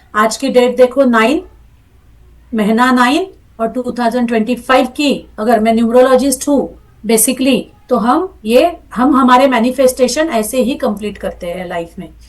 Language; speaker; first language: Hindi; non-native, local second language; Marathi